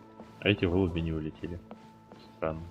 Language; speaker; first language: Russian; native; Russian